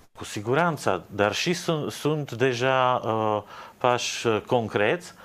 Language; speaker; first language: Romanian; non-native, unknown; Slovak